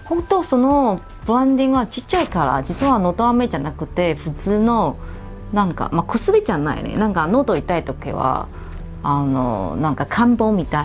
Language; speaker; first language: Japanese; non-native, fluent; Chinese